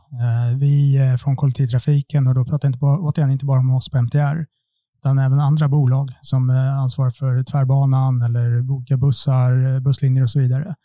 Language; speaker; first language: Swedish; native; Swedish